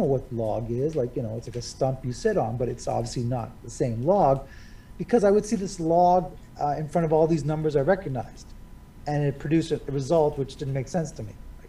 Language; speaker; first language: English; native; English